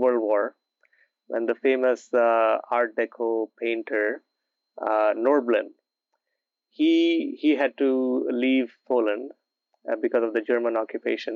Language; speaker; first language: English; non-native, local second language; Urdu